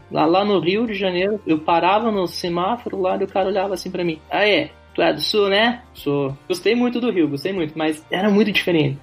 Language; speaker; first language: Portuguese; native; Portuguese